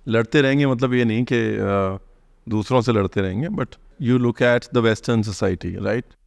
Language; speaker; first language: Hindi; native; Hindi